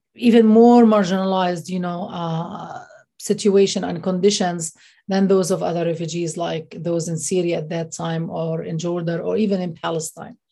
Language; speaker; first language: English; non-native, fluent; Arabic